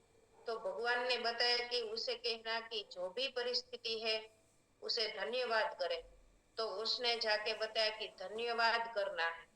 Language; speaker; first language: Hindi; native; Hindi